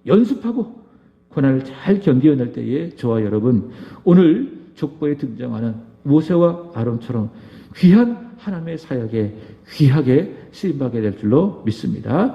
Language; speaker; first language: Korean; native; Korean